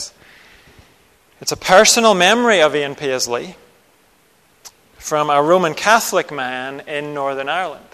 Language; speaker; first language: English; native; English